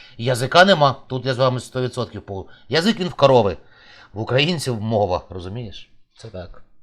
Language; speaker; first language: Ukrainian; native; Ukrainian